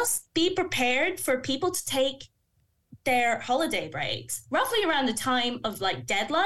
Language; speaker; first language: English; native; English